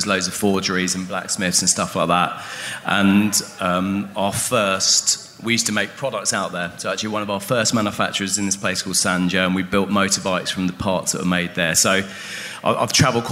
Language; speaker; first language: English; native; English